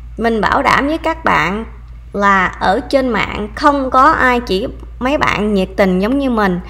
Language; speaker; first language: Vietnamese; early bilingual, heritage; Vietnamese